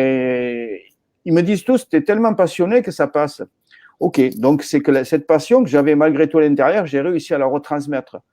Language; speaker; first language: French; native; French